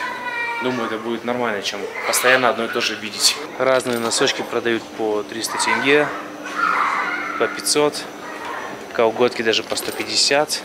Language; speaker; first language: Russian; native; Russian